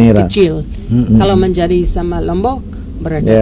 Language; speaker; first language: Indonesian; non-native, learner; English